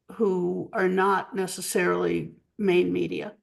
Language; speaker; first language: English; native; English